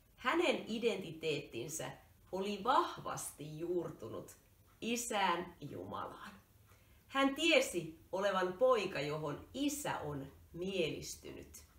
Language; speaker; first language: Finnish; native; Finnish